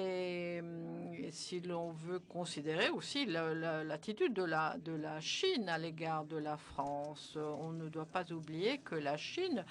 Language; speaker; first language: French; non-native, fluent; Italian